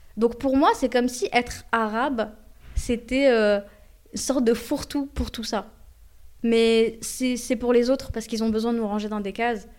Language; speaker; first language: French; early bilingual, other home language; Arabic